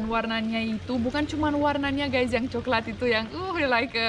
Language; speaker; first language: Indonesian; non-native, fluent; Romanian